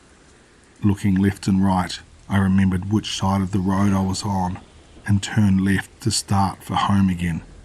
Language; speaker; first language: English; native; English